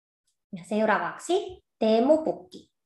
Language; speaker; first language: Finnish; non-native, fluent; Korean